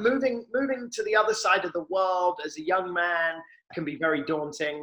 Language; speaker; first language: English; native; English